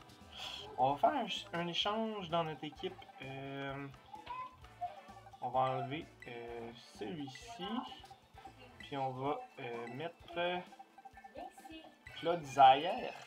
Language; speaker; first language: French; native; French